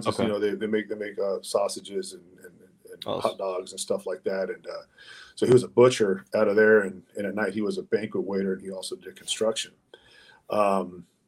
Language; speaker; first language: English; early bilingual, other home language; Spanish